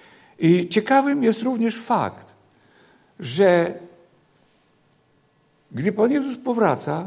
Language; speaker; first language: Polish; native; Polish